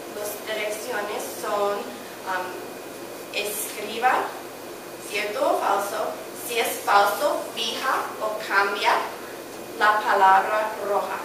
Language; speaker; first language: Spanish; non-native, learner; English